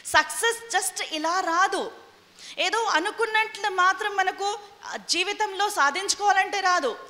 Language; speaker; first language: Telugu; non-native, local second language; Hindi